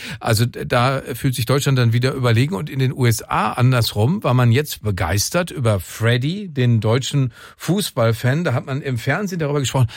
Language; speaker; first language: German; native; German